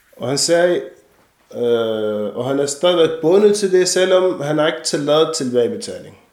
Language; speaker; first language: Danish; non-native, fluent; Arabic